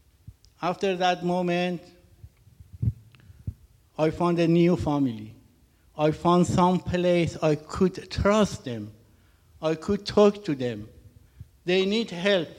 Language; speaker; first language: English; non-native, learner; Persian